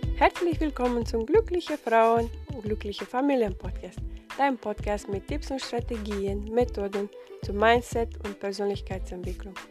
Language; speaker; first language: German; non-native, fluent; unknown